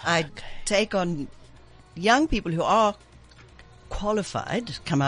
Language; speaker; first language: English; native; English